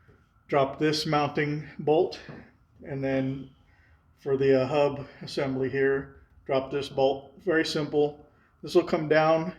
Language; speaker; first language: English; native; English